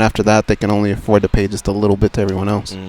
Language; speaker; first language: English; native; English